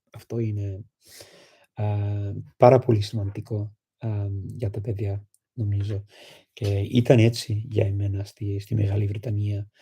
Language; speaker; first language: Greek; non-native, fluent; English